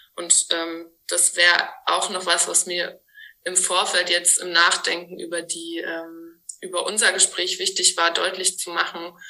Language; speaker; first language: German; native; German